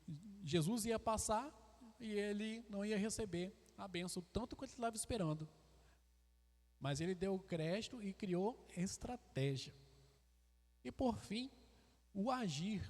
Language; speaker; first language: Portuguese; native; Portuguese